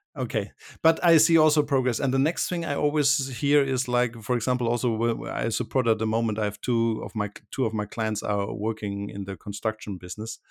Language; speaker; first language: English; non-native, fluent; German